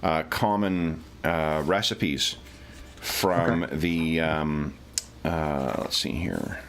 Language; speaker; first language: English; native; English